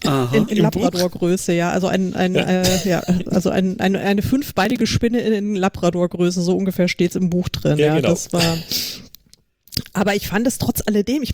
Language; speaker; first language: German; native; German